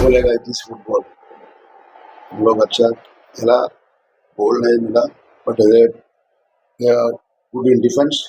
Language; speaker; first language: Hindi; non-native, local second language; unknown